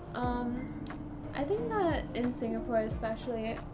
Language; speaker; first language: English; native; English